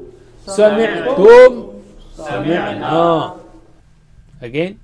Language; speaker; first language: Arabic; non-native, fluent; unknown